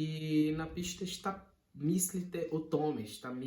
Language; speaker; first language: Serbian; non-native, learner; Portuguese